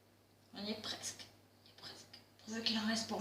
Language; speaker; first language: French; native; French